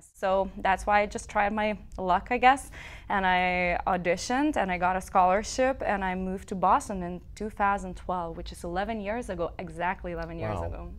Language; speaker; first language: English; non-native, fluent; Lithuanian